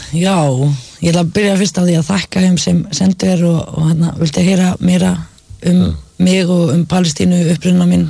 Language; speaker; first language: Icelandic; non-native, fluent; Arabic